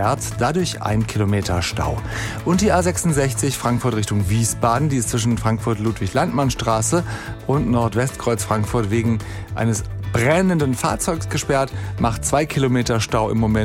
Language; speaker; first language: German; native; German